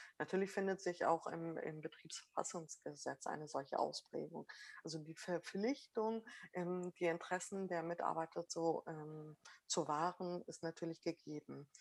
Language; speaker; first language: German; early bilingual, other home language; Arabic